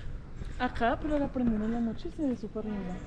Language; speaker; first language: Spanish; native; Spanish